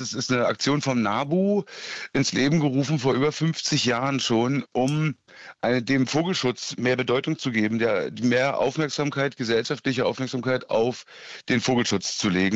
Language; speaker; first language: German; native; German